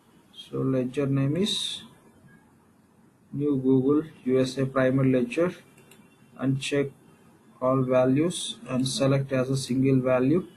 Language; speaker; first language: English; non-native, local second language; Telugu